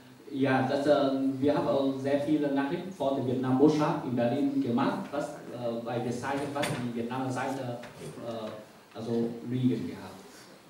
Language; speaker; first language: German; non-native, learner; Vietnamese